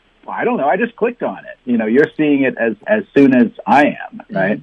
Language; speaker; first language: English; native; English